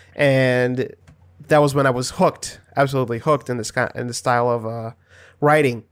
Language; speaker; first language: English; non-native, fluent; Portuguese